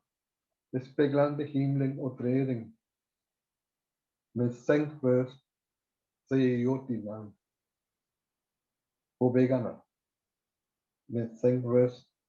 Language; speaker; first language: Swedish; non-native, fluent; Spanish